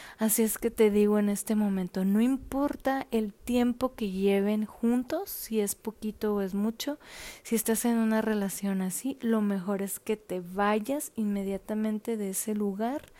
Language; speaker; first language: Spanish; native; Spanish